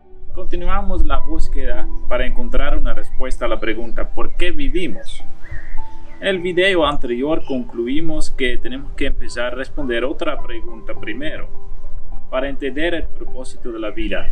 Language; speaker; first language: Spanish; non-native, fluent; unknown